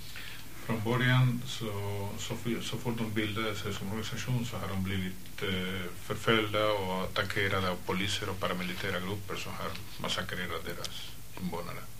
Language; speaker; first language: Swedish; non-native, fluent; Spanish